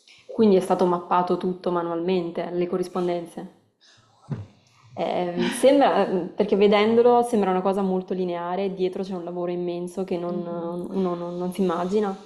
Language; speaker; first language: Italian; native; Italian